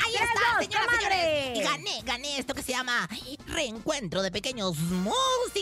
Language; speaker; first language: Spanish; native; Spanish